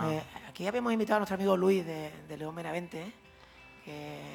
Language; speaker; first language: Spanish; native; Spanish